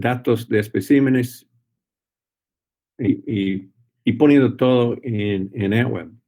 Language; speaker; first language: Spanish; non-native, fluent; English